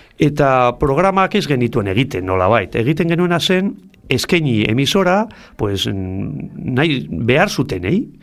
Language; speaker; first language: Basque; non-native, local second language; Spanish